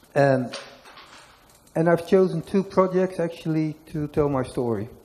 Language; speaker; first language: English; non-native, fluent; Dutch